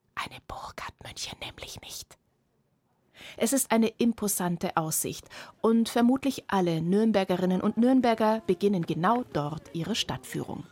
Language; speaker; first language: German; native; German